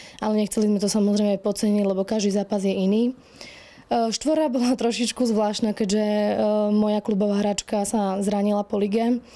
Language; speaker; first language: Slovak; native; Slovak